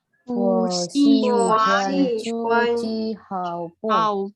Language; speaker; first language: Chinese; non-native, learner; Indonesian